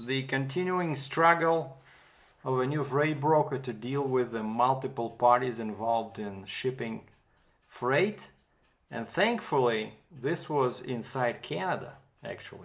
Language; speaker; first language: English; non-native, fluent; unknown